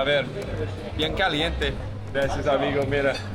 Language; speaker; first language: Spanish; non-native, learner; English